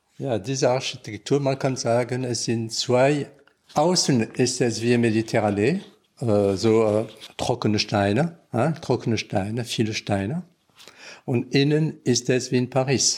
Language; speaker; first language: German; non-native, learner; French